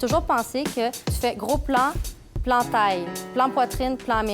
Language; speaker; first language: French; native; French